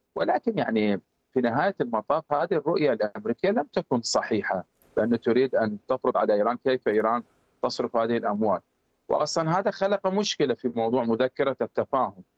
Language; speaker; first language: Arabic; non-native, fluent; Persian